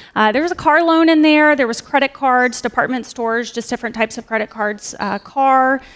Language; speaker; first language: English; native; English